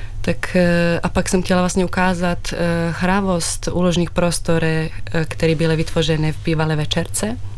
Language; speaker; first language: Czech; non-native, fluent; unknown